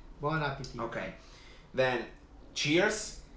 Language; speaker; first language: English; non-native, fluent; Italian